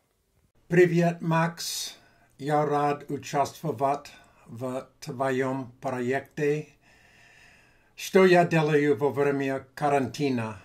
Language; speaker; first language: Russian; non-native, learner; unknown